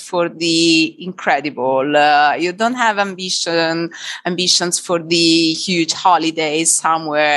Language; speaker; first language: English; non-native, fluent; Italian